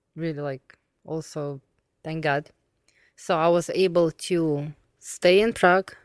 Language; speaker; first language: English; non-native, fluent; Russian